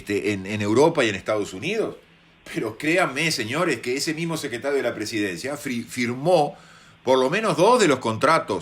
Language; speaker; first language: Spanish; native; Spanish